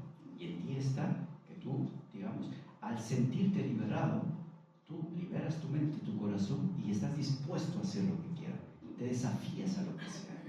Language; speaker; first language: Spanish; native; Spanish